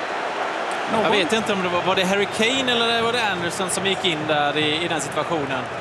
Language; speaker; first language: Swedish; native; Swedish